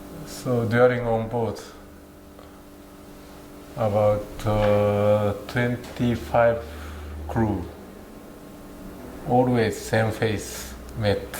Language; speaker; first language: English; non-native, learner; Japanese